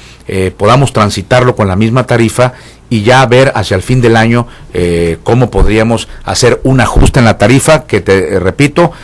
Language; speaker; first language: Spanish; native; Spanish